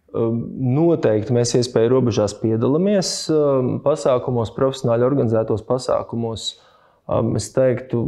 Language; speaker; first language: Latvian; native; Latvian